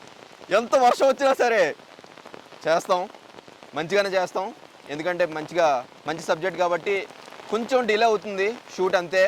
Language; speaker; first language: Telugu; native; Telugu